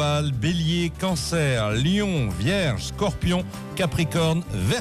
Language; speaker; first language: French; native; French